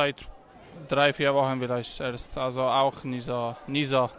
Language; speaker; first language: German; non-native, learner; Polish